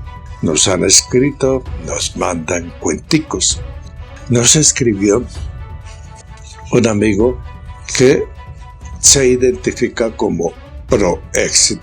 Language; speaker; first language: Spanish; native; Spanish